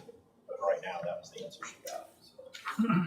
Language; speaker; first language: English; native; English